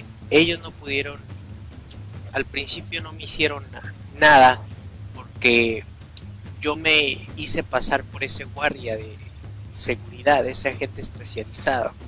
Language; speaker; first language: Spanish; native; Spanish